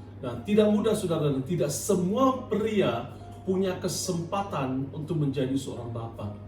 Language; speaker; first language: Indonesian; non-native, fluent; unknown